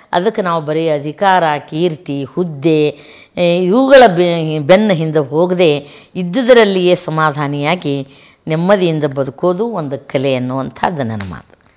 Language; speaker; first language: Kannada; native; Kannada